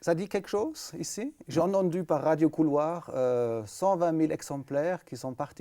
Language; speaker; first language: French; native; French